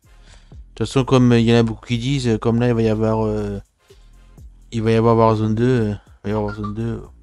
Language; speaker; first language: French; native; French